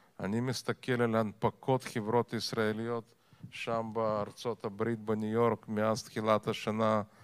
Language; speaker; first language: Hebrew; non-native, fluent; Russian